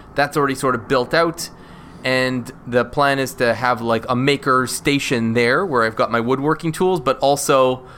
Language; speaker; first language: English; native; English